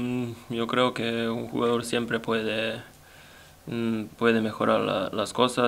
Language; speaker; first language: Spanish; non-native, learner; Serbian